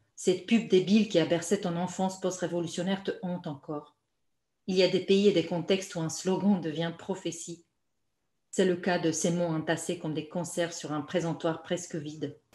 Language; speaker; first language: French; non-native, fluent; Romanian